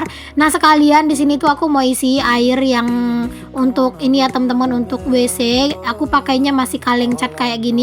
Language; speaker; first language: Indonesian; native; Indonesian